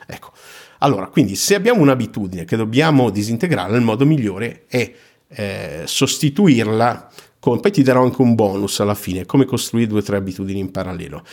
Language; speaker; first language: Italian; native; Italian